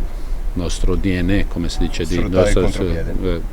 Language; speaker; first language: Italian; non-native, fluent; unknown